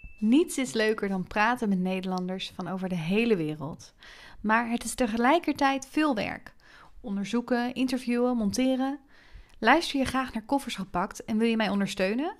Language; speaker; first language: Dutch; native; Dutch